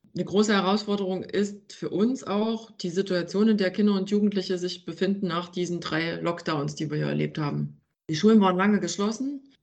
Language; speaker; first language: German; native; German